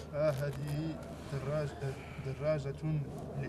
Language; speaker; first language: Arabic; non-native, learner; French